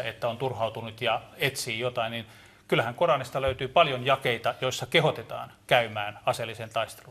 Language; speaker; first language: Finnish; native; Finnish